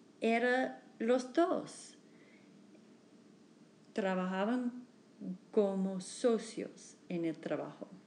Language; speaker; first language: Spanish; non-native, learner; English